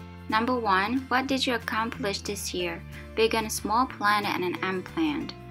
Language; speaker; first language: English; non-native, fluent; Japanese